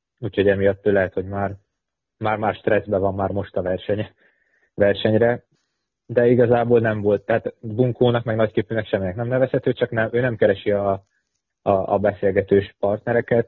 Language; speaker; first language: Hungarian; native; Hungarian